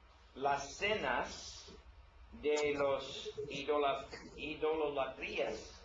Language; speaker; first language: Spanish; non-native, learner; English